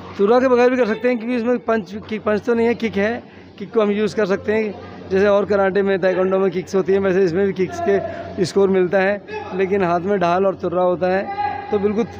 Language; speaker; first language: Hindi; native; Hindi